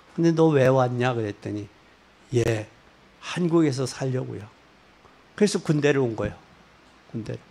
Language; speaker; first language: Korean; native; Korean